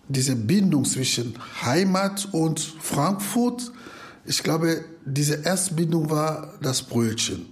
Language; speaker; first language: German; non-native, fluent; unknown